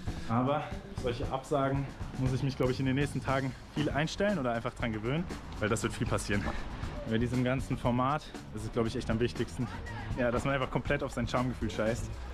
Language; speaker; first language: German; native; German